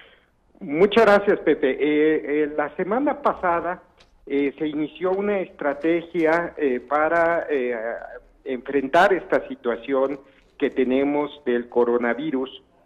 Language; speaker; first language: Spanish; native; Spanish